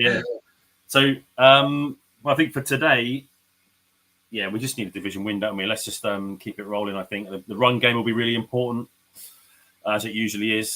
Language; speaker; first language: English; native; English